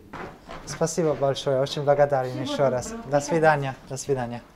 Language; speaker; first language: Russian; non-native, learner; Italian